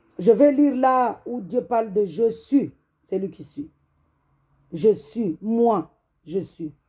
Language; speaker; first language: French; non-native, local second language; Comorian